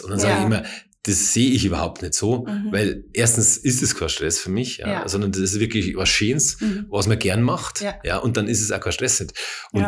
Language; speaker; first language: German; native; German